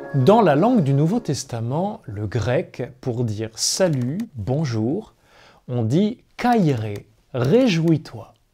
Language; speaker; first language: French; native; French